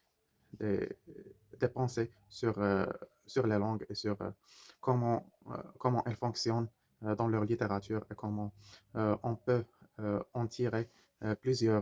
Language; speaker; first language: French; non-native, fluent; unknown